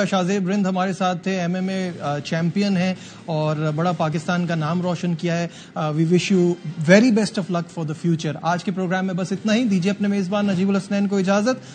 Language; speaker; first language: Urdu; native; Urdu